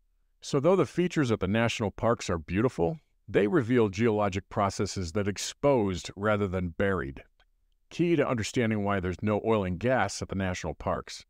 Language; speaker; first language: English; native; English